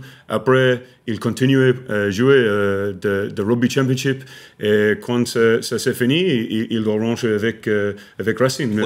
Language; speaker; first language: French; non-native, learner; English